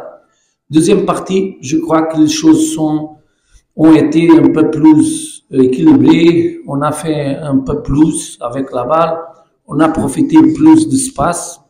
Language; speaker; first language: French; non-native, fluent; Portuguese